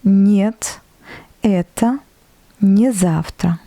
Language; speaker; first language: Russian; non-native, fluent; French